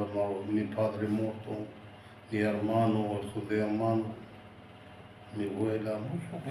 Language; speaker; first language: Spanish; non-native, learner; Arabic